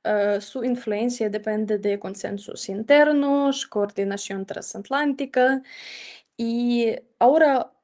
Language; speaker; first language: Spanish; non-native, fluent; Ukrainian